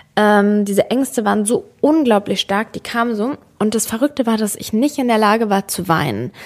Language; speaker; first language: German; early bilingual, other home language; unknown